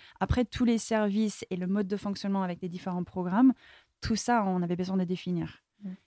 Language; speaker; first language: French; non-native, fluent; English